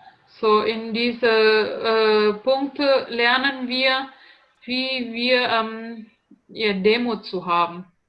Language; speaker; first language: German; non-native, learner; Indonesian